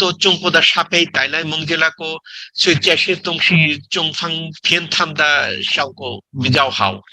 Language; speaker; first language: Chinese; non-native, learner; Bangla